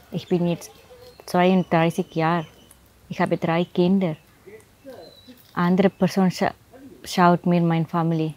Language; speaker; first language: German; non-native, learner; Tamil